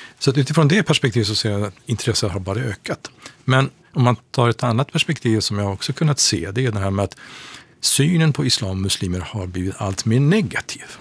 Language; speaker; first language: Swedish; non-native, fluent; Persian